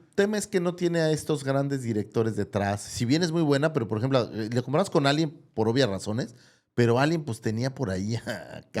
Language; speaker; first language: Spanish; native; Spanish